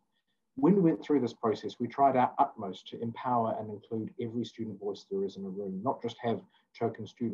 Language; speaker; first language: English; native; English